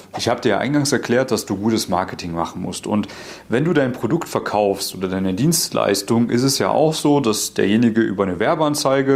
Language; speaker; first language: German; native; German